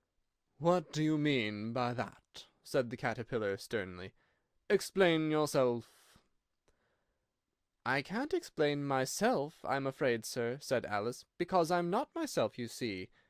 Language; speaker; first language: English; native; English